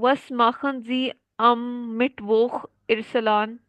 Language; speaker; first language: German; non-native, fluent; Urdu